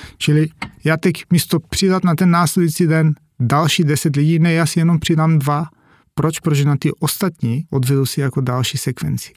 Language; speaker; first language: Czech; non-native, fluent; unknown